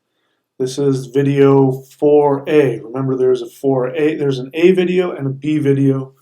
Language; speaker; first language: English; native; English